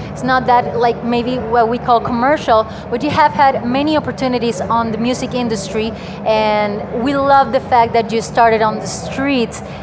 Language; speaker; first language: English; non-native, fluent; Spanish